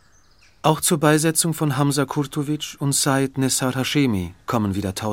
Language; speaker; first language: German; native; German